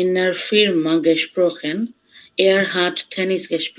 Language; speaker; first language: German; non-native, learner; Bangla